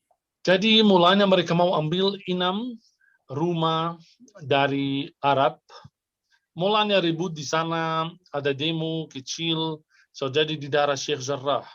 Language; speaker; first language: Indonesian; non-native, fluent; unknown